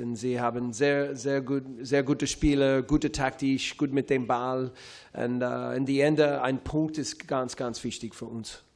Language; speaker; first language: German; non-native, learner; English